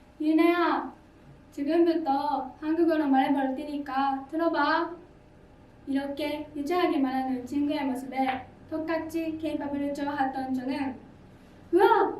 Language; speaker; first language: Korean; non-native, learner; Japanese